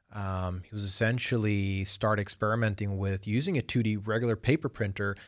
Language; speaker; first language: English; early bilingual, other home language; Swedish